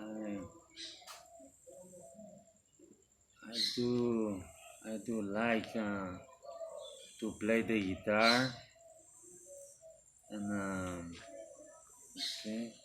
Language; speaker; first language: English; non-native, learner; Spanish